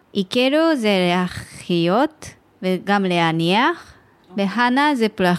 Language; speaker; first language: Hebrew; non-native, learner; Japanese